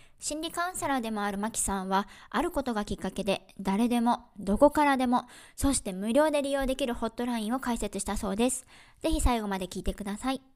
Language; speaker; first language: Japanese; native; Japanese